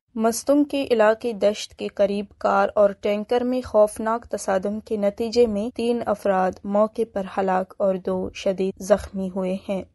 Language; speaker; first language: Urdu; non-native, local second language; Baluchi